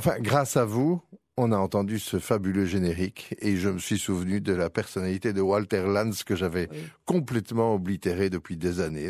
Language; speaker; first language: French; native; French